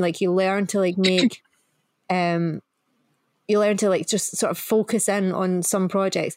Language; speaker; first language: English; native; English